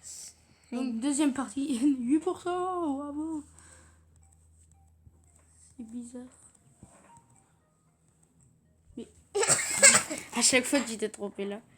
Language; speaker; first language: French; native; French